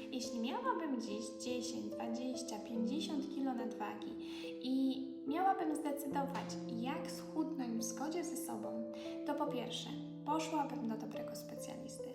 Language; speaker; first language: Polish; native; Polish